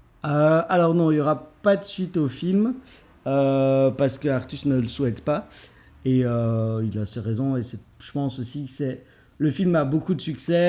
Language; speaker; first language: French; native; French